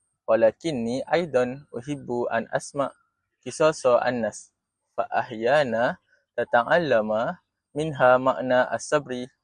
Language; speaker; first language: Arabic; non-native, learner; Malay